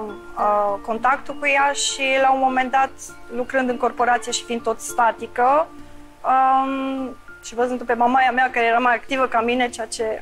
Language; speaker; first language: Romanian; native; Romanian